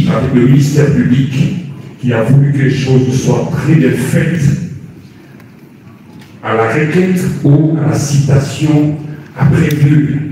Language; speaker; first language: French; non-native, local second language; Lingala